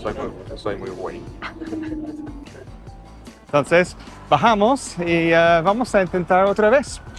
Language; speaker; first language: Spanish; non-native, fluent; English